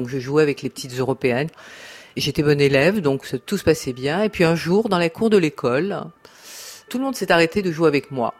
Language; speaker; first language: French; native; French